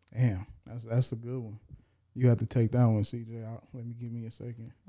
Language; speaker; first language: English; native; English